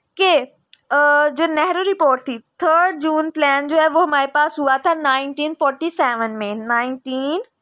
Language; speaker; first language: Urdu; native; Urdu